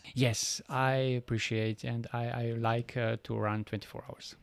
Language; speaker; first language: English; non-native, learner; Bosnian